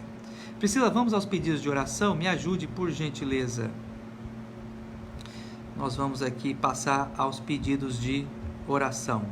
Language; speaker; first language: Portuguese; native; Portuguese